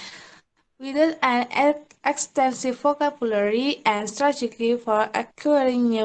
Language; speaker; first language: English; non-native, learner; Indonesian